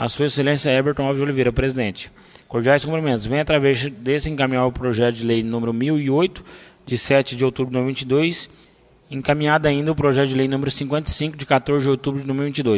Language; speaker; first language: Portuguese; native; Portuguese